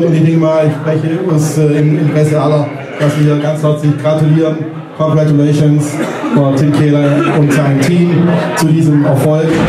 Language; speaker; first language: German; native; German